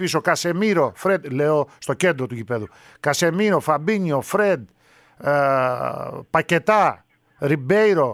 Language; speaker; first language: Greek; native; Greek